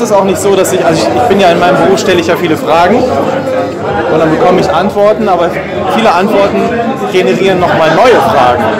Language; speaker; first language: German; native; German